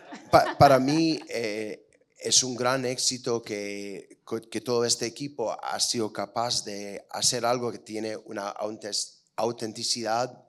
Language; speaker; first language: Spanish; non-native, fluent; English